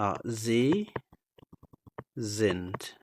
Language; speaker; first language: German; non-native, fluent; Khmer